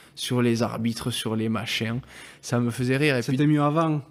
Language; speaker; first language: French; native; French